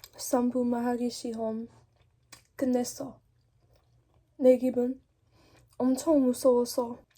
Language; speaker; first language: Korean; non-native, learner; English